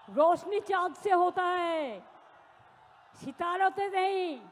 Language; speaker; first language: Hindi; non-native, local second language; Bangla